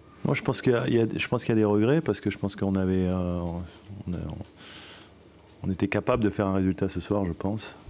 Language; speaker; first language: French; native; French